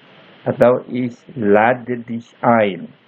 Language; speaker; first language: German; non-native, fluent; Indonesian